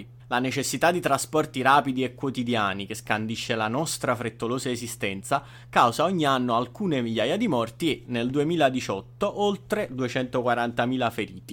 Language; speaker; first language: Italian; native; Italian